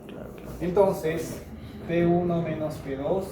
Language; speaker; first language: Spanish; native; Spanish